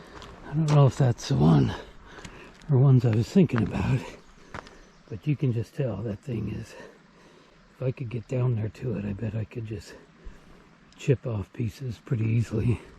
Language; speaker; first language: English; native; English